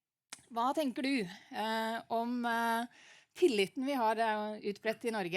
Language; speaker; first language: Norwegian; native; Norwegian